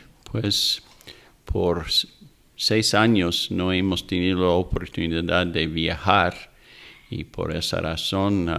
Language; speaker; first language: Spanish; non-native, fluent; English